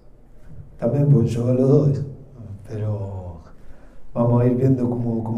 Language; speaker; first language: Portuguese; non-native, learner; Spanish